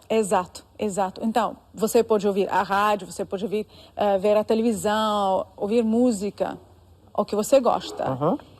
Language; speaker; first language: Portuguese; non-native, fluent; Russian